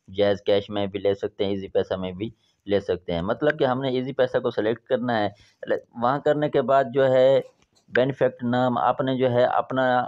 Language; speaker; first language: Urdu; non-native, local second language; Punjabi